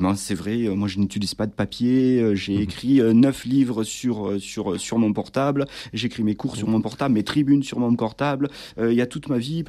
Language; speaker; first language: French; native; French